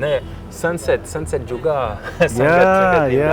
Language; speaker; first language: Indonesian; non-native, learner; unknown